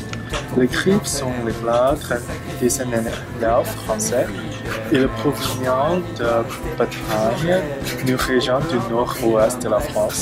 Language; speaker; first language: French; non-native, learner; English